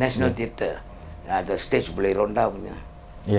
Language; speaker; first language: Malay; non-native, local second language; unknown